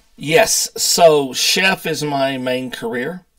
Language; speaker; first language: English; native; English